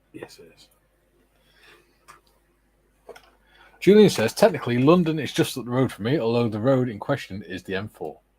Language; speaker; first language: English; native; English